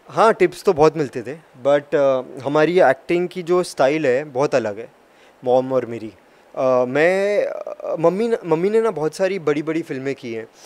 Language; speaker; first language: Hindi; native; Hindi